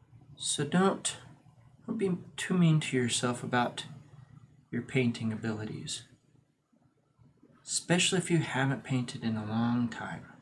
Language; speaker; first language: English; native; English